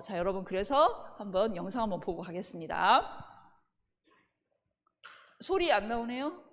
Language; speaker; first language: Korean; native; Korean